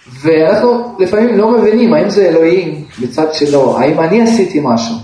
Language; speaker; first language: Hebrew; non-native, fluent; Russian